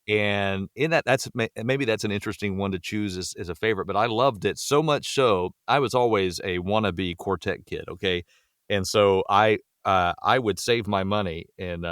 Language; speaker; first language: English; native; English